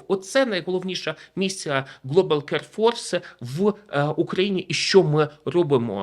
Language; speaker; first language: Ukrainian; native; Ukrainian